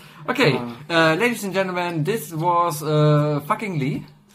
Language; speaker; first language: English; non-native, fluent; German